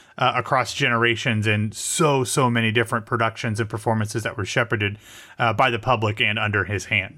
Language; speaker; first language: English; native; English